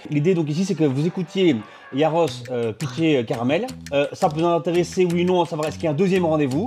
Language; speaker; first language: French; native; French